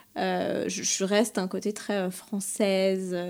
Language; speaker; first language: French; native; French